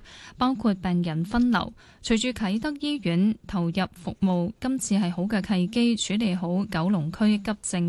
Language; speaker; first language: Cantonese; native; Cantonese